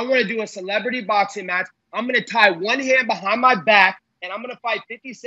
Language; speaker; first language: English; native; English